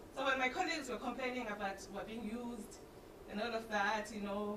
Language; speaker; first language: English; non-native, local second language; Xhosa